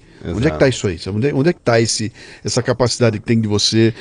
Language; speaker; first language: Portuguese; native; Portuguese